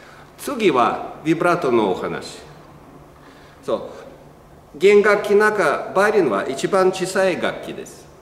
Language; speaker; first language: Japanese; non-native, learner; Russian